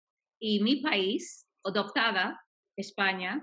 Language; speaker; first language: Spanish; non-native, fluent; English